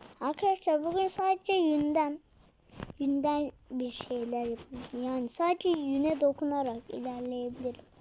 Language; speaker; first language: Turkish; native; Turkish